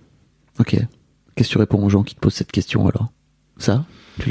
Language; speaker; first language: French; native; French